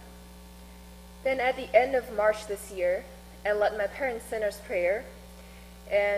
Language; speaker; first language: English; non-native, fluent; Chinese